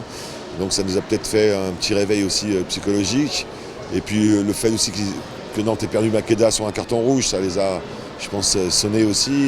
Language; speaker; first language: French; native; French